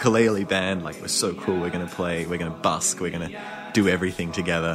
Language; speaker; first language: English; native; English